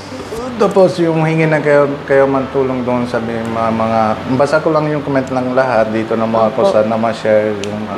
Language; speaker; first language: Filipino; non-native, learner; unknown